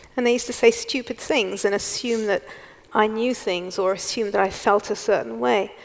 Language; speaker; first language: English; native; English